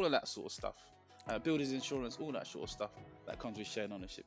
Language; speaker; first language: English; native; English